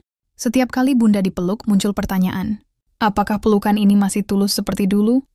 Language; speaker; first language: Indonesian; native; Indonesian